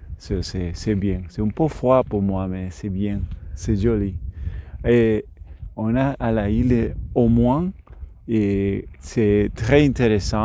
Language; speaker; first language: French; non-native, learner; Spanish